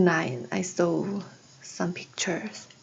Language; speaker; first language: English; non-native, learner; Korean